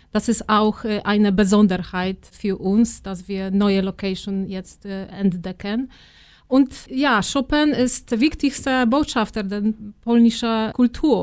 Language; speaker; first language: German; non-native, fluent; Polish